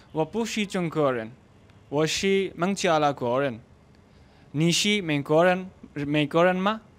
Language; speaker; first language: Chinese; non-native, learner; Bangla